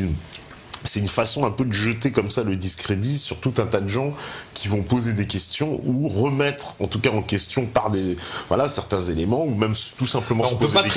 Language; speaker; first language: French; native; French